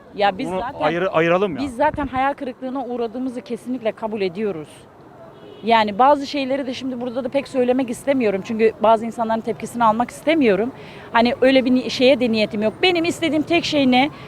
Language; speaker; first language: Turkish; native; Turkish